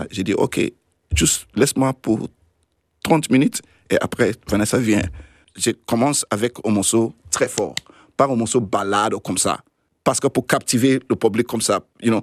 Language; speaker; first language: French; non-native, fluent; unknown